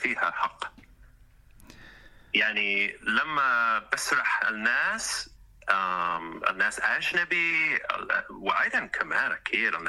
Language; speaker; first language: Arabic; non-native, learner; English